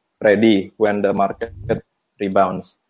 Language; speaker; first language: English; non-native, fluent; Indonesian